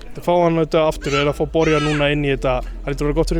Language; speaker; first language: Icelandic; native; Icelandic